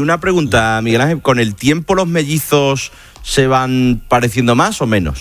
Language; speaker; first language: Spanish; native; Spanish